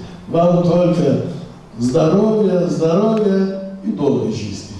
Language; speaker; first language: Russian; non-native, local second language; Azerbaijani